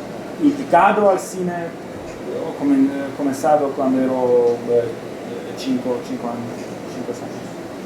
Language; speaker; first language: Spanish; non-native, learner; Romanian